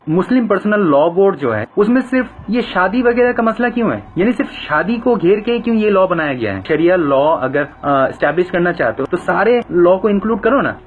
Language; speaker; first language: Hindi; non-native, fluent; Bangla